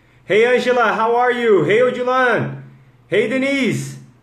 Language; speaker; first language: English; non-native, fluent; Portuguese